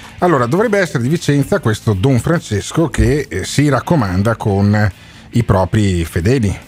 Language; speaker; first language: Italian; native; Italian